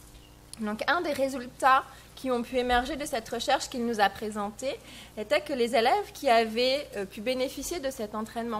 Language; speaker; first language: French; native; French